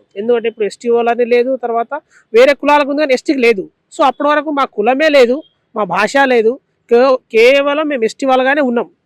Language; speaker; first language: Telugu; non-native, local second language; Lambadi